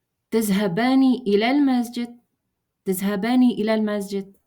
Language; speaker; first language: Arabic; non-native, fluent; Russian